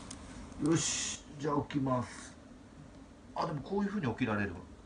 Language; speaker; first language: Japanese; native; Japanese